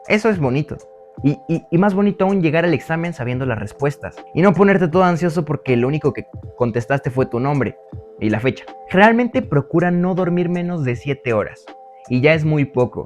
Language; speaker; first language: Spanish; native; Spanish